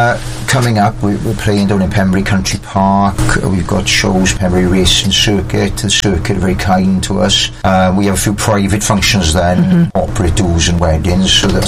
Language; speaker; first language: English; native; English